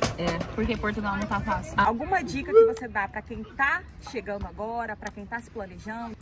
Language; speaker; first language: Portuguese; native; Portuguese